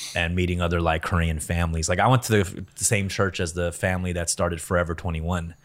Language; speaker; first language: English; early bilingual, other home language; Korean